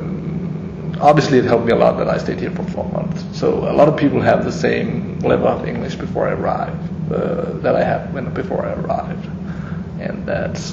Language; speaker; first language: English; non-native, fluent; Danish